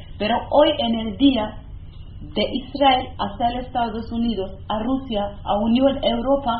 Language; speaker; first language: Spanish; non-native, learner; Kurdish